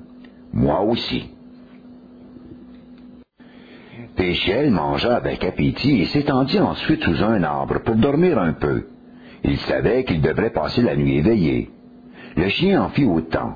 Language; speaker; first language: French; native; French